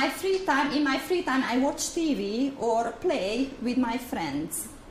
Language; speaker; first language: English; non-native, fluent; Hungarian